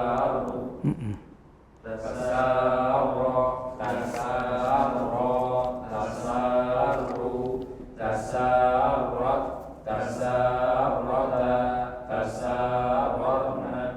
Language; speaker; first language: Arabic; non-native, learner; Indonesian